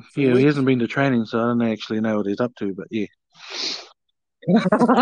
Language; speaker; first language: English; native; English